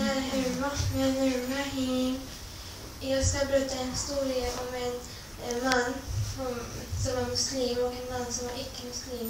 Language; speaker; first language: Swedish; early bilingual, other home language; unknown